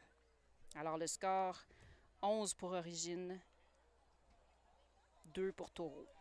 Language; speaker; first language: French; native; French